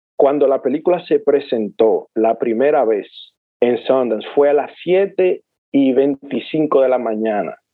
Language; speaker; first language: Spanish; native; Spanish